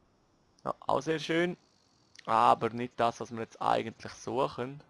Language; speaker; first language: German; native; German